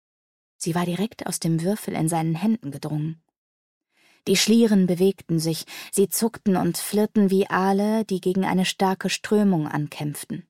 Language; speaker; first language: German; native; German